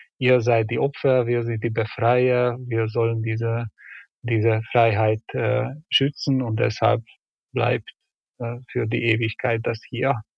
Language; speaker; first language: German; non-native, fluent; Hungarian